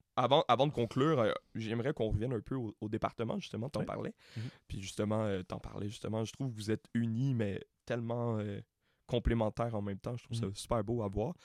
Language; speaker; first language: French; native; French